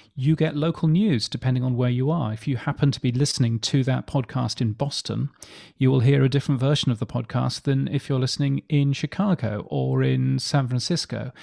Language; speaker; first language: English; native; English